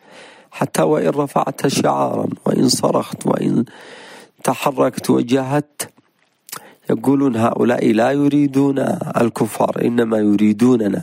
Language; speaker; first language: Arabic; native; Arabic